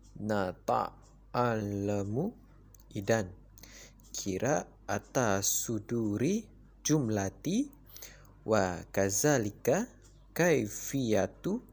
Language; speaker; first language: Arabic; non-native, learner; Malay